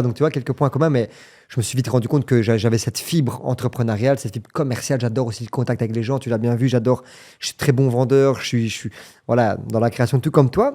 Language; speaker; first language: French; native; French